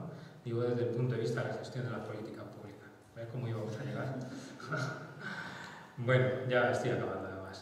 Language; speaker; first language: Spanish; native; Spanish